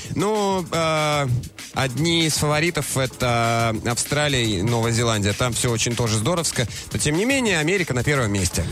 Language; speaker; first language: Russian; native; Russian